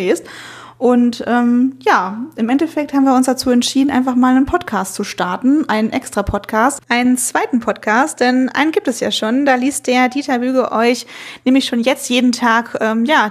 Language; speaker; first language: German; native; German